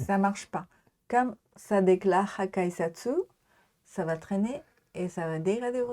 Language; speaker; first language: French; non-native, learner; Japanese